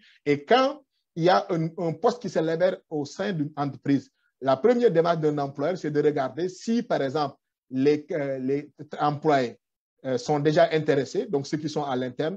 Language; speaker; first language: French; non-native, local second language; Wolof